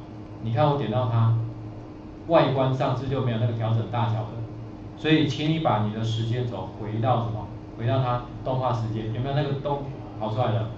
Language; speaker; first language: Chinese; native; Chinese